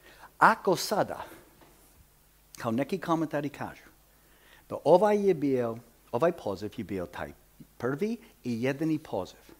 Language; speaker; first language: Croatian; early bilingual, heritage; Croatian